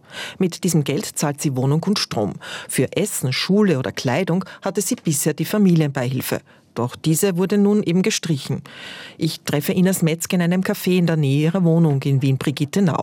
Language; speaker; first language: German; native; German